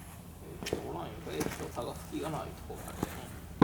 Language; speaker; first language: Japanese; native; Japanese